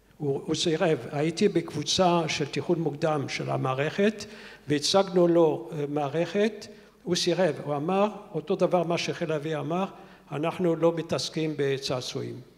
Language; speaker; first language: Hebrew; non-native, fluent; French